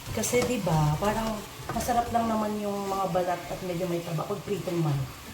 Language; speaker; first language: Filipino; non-native, local second language; Bikol